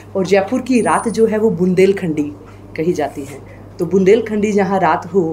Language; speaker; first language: Hindi; native; Hindi